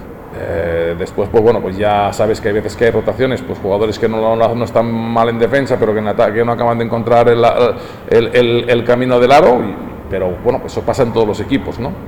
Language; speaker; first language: Spanish; native; Spanish